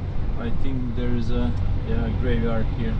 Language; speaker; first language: English; non-native, learner; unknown